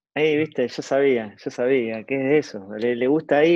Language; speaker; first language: Spanish; native; Spanish